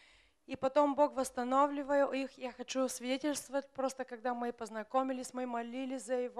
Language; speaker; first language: Russian; non-native, fluent; Bulgarian